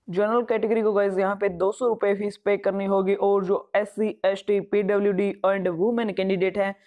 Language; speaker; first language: Hindi; non-native, local second language; Punjabi